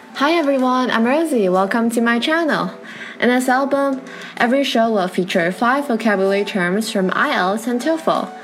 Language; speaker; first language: English; non-native, fluent; Chinese